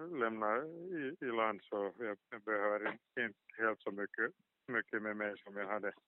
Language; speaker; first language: Swedish; non-native, local second language; Finnish